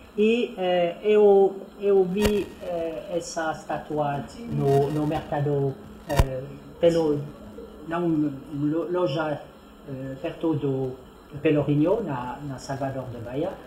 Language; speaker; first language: Portuguese; non-native, fluent; French